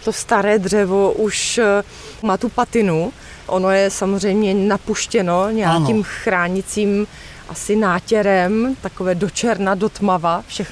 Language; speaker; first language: Czech; native; Czech